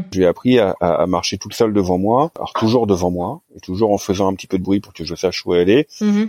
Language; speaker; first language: French; native; French